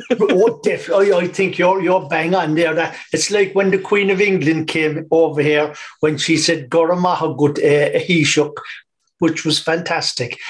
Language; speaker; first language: English; native; English